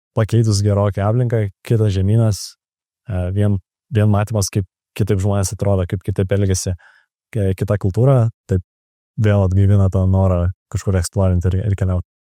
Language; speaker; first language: Lithuanian; native; Lithuanian